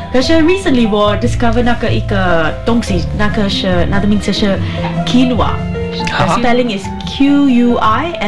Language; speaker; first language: Chinese; non-native, learner; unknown